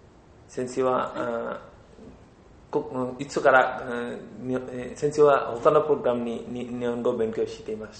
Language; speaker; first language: Japanese; non-native, learner; Bangla